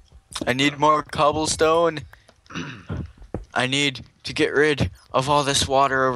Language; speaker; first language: English; native; English